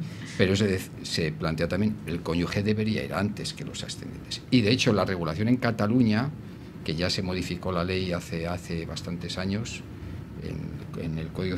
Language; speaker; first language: Spanish; native; Spanish